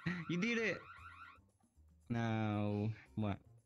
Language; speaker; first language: English; non-native, learner; Spanish